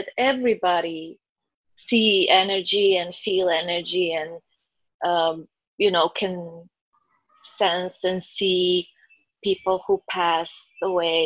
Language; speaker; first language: English; non-native, fluent; Croatian